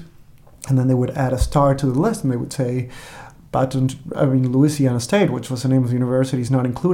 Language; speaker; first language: English; non-native, fluent; Spanish